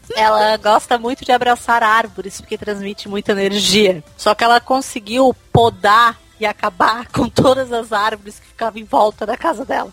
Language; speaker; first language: Portuguese; native; Portuguese